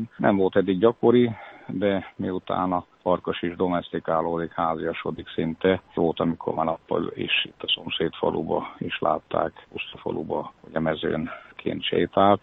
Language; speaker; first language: Hungarian; native; Hungarian